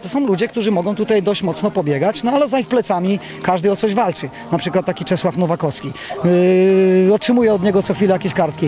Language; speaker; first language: Polish; native; Polish